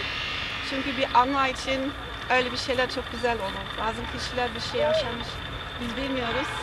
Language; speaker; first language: Turkish; non-native, fluent; German